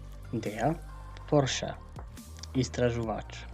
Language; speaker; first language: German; non-native, fluent; Macedonian